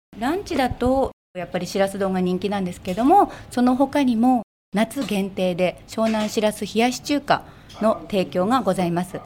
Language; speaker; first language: Japanese; native; Japanese